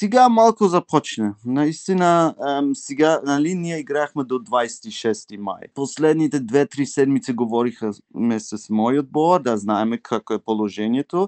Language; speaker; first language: Bulgarian; early bilingual, heritage; Bulgarian